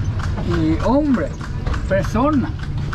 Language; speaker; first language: Spanish; native; Spanish